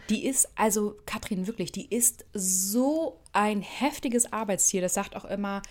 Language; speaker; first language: German; native; German